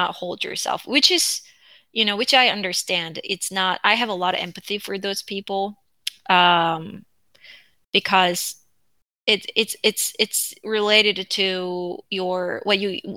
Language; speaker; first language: English; non-native, fluent; Korean